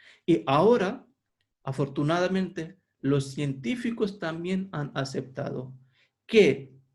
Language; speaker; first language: Spanish; non-native, fluent; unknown